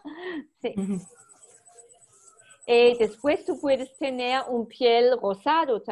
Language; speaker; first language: Spanish; non-native, fluent; German